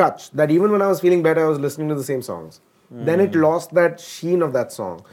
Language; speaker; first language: English; non-native, local second language; Malayalam